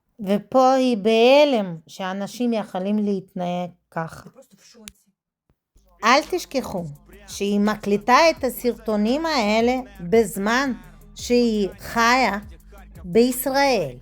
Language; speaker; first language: Hebrew; non-native, fluent; Russian